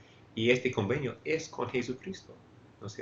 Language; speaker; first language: Spanish; non-native, fluent; English